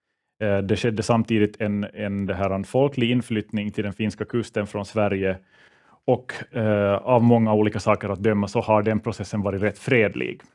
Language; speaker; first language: Swedish; native; Swedish